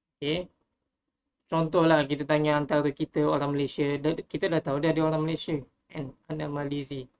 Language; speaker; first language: Malay; native; Malay